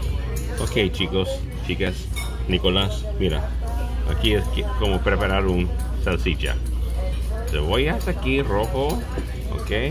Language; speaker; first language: Spanish; non-native, learner; English